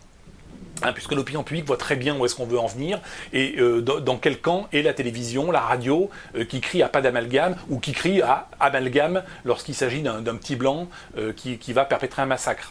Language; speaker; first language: French; native; French